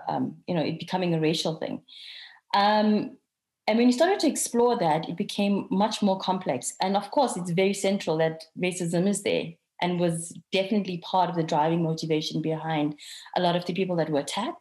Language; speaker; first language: English; native; English